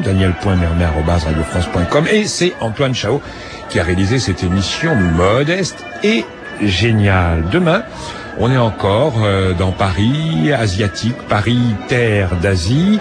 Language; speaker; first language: French; native; French